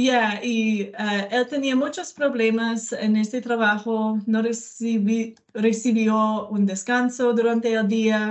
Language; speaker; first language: Spanish; non-native, learner; English